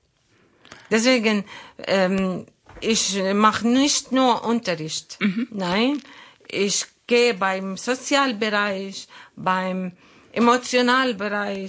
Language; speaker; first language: German; non-native, learner; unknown